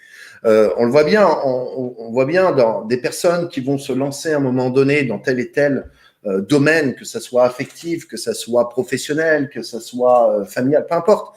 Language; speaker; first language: French; native; French